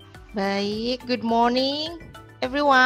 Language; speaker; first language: English; non-native, learner; Indonesian